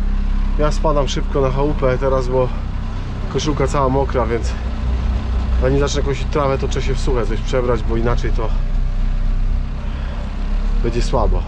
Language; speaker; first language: Polish; native; Polish